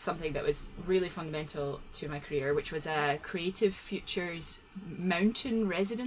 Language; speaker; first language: English; native; English